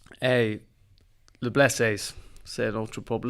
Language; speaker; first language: French; non-native, learner; English